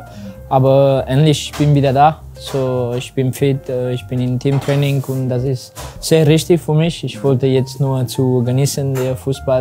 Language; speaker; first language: German; non-native, learner; Spanish